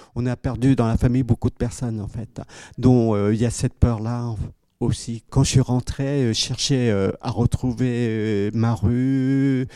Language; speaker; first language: French; early bilingual, other home language; Khmer